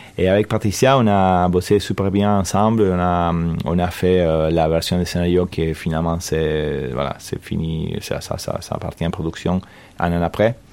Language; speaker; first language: French; non-native, fluent; Spanish